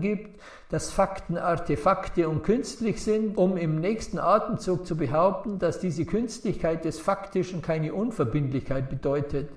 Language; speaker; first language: German; native; German